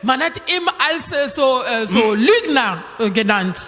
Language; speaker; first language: German; non-native, learner; French